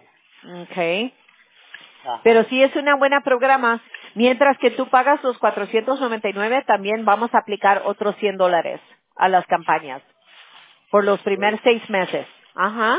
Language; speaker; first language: Spanish; early bilingual, heritage; Spanish